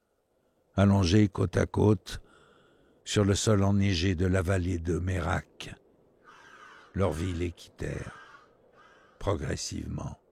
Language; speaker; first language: French; native; French